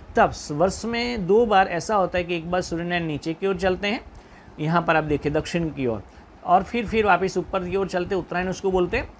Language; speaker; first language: Hindi; non-native, local second language; Gujarati